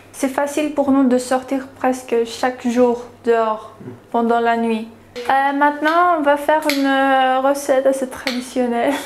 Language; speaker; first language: French; early bilingual, heritage; French